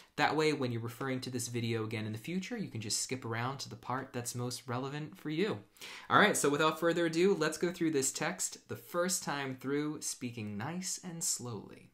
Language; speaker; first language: English; native; English